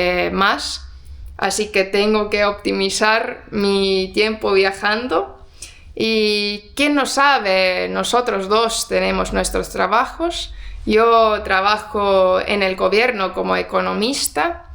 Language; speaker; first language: Spanish; non-native, fluent; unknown